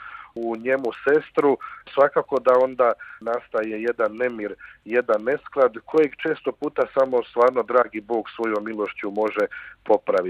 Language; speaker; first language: Croatian; native; Croatian